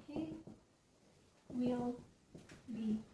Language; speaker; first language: English; non-native, learner; Indonesian